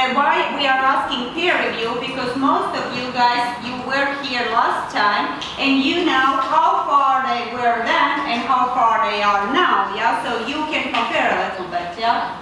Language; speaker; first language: English; non-native, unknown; Latvian